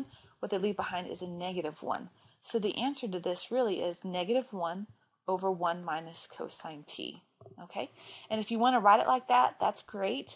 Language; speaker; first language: English; native; English